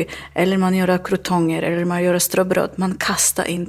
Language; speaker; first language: Swedish; non-native, learner; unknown